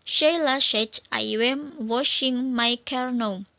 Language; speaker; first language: English; non-native, learner; Indonesian